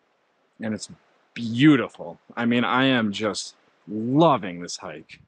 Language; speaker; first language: English; native; English